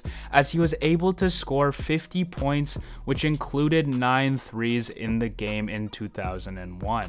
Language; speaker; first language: English; native; English